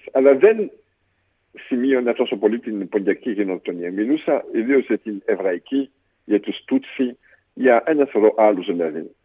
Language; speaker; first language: Greek; early bilingual, heritage; Greek